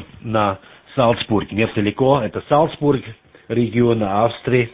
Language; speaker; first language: Russian; non-native, learner; German